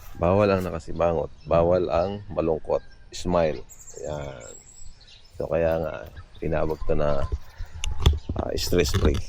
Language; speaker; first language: Filipino; native; Filipino